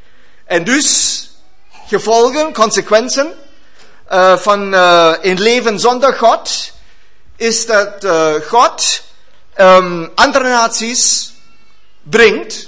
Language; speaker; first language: Dutch; non-native, learner; German